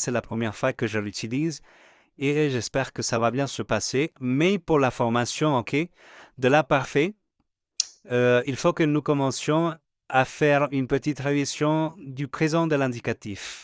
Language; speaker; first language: French; non-native, fluent; Spanish